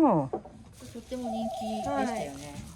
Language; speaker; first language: Japanese; native; Japanese